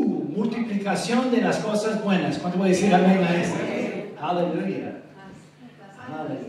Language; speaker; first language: Spanish; non-native, fluent; English